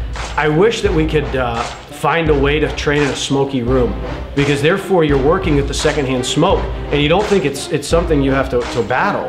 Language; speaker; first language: English; native; English